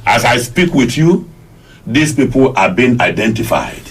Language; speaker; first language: English; non-native, local second language; Yoruba